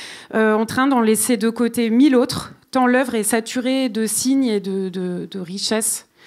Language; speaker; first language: French; native; French